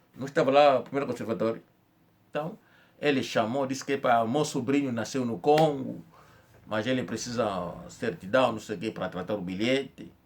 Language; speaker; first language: Portuguese; non-native, fluent; Kongo